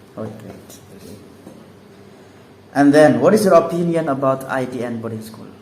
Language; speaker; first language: English; non-native, learner; Indonesian